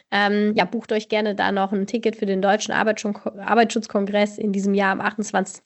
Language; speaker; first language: German; native; German